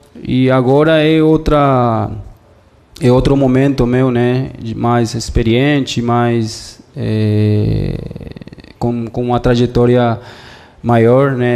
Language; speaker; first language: Portuguese; non-native, fluent; Spanish